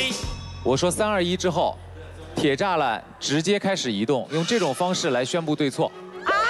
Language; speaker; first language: Chinese; native; Chinese